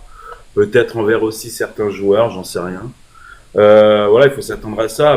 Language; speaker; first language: French; native; French